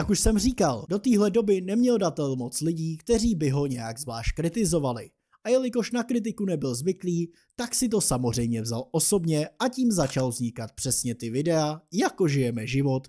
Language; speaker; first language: Czech; native; Czech